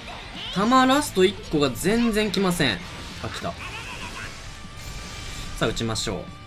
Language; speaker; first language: Japanese; native; Japanese